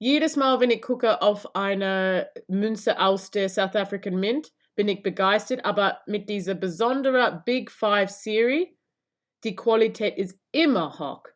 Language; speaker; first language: German; non-native, learner; English